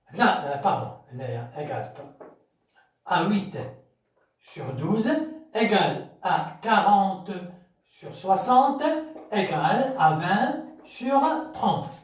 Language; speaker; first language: French; non-native, local second language; Arabic